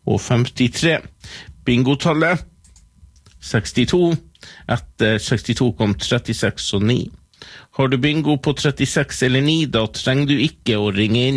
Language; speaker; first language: Norwegian; native; Norwegian